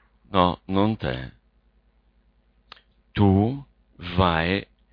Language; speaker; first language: Italian; non-native, fluent; English